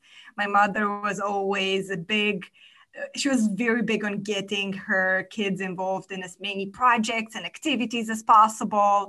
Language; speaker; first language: English; non-native, fluent; Romanian